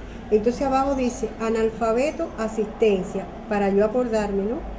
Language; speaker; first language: Spanish; native; Spanish